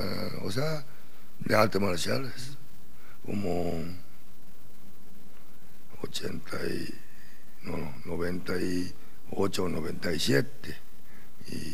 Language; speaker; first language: Spanish; non-native, learner; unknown